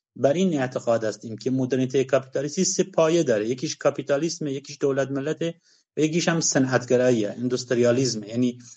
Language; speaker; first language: Persian; non-native, local second language; Kurdish